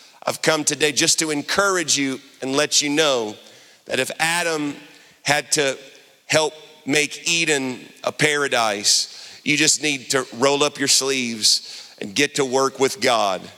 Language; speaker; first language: English; native; English